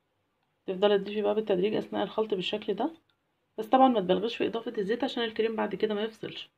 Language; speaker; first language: Arabic; native; Arabic